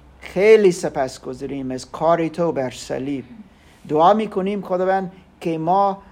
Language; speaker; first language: Persian; non-native, learner; German